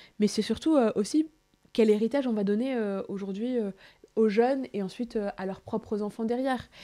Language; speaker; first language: French; native; French